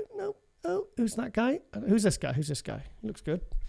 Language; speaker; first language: English; native; English